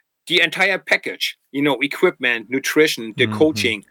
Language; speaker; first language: English; non-native, fluent; German